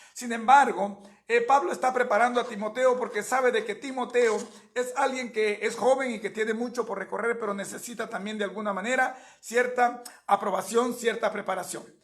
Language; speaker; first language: Spanish; native; Spanish